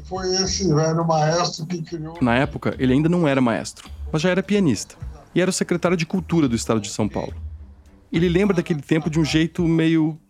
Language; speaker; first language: Portuguese; native; Portuguese